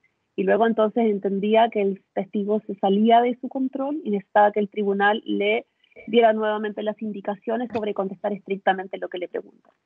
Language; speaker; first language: Spanish; native; Spanish